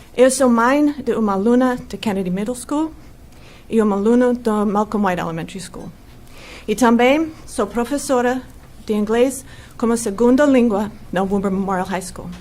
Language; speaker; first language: Portuguese; non-native, learner; English